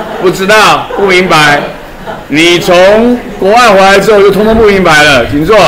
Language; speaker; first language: Chinese; native; Chinese